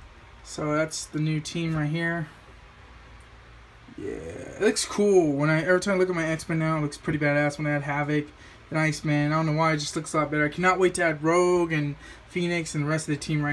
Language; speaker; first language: English; native; English